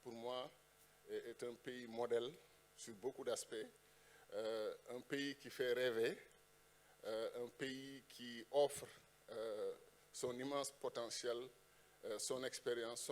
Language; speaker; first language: French; non-native, local second language; Wolof